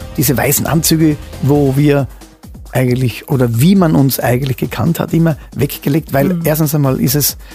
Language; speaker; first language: German; native; German